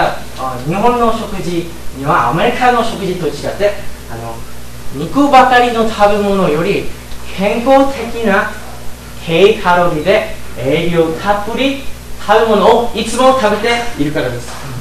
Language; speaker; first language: Japanese; non-native, learner; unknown